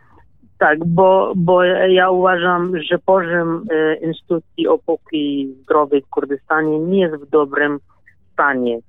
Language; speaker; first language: Polish; non-native, learner; Kurdish